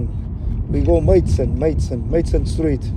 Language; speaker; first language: English; non-native, learner; Portuguese